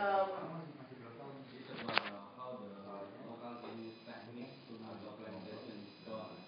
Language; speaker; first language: English; non-native, learner; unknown